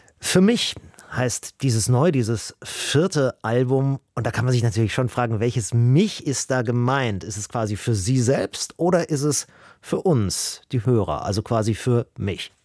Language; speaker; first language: German; native; German